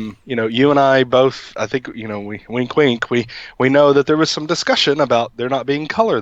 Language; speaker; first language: English; native; English